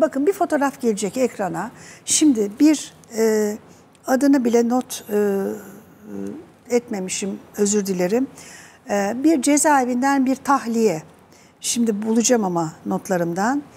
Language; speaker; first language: Turkish; native; Turkish